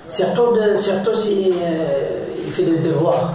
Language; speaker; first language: French; non-native, learner; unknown